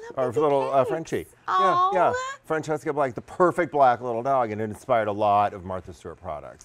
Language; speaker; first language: English; native; English